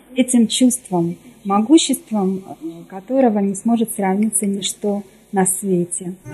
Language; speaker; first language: Russian; native; Russian